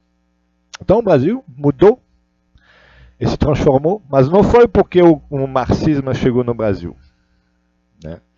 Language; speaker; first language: Portuguese; non-native, learner; Russian